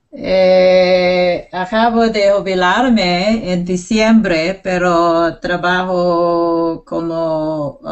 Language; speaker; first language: Spanish; non-native, learner; English